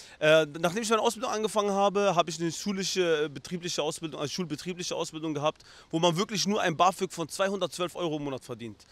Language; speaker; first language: German; early bilingual, other home language; Arabic